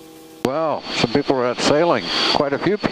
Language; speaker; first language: English; native; English